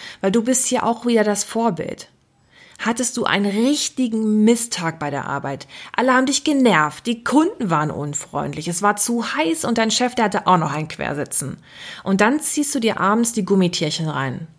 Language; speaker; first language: German; native; German